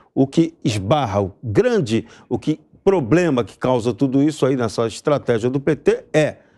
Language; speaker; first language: Portuguese; native; Portuguese